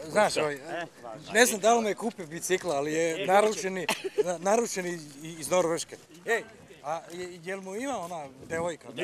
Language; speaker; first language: Serbian; native; Serbian